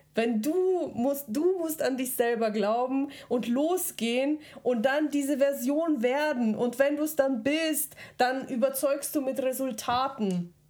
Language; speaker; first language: German; early bilingual, other home language; Russian